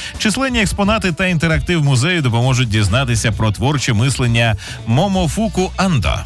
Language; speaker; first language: Ukrainian; native; Ukrainian